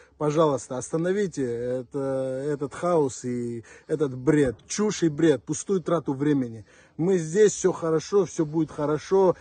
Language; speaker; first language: Russian; non-native, local second language; Armenian